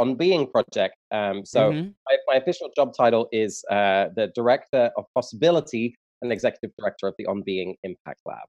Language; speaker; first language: English; native; English